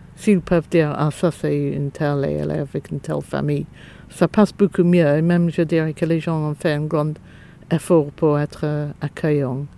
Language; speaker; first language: French; non-native, fluent; English